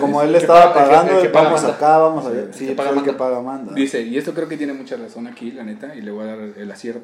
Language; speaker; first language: Spanish; native; Spanish